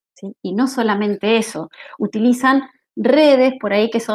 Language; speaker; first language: Spanish; native; Spanish